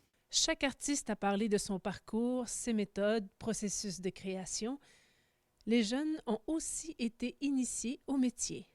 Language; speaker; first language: French; native; French